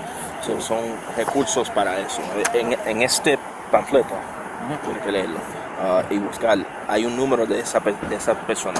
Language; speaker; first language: Spanish; early bilingual, other home language; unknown